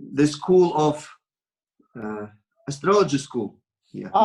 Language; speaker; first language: English; non-native, learner; Russian